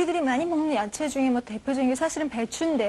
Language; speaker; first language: Korean; native; Korean